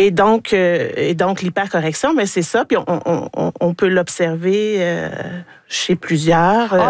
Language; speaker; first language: French; native; French